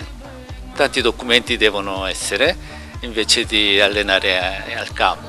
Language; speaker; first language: Italian; non-native, learner; Korean